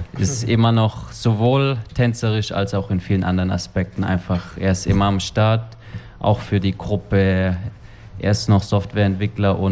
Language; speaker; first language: German; native; German